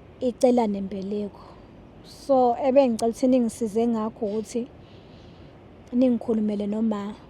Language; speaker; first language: Zulu; native; Zulu